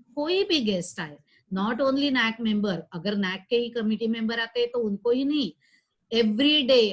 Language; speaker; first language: Hindi; non-native, local second language; Marathi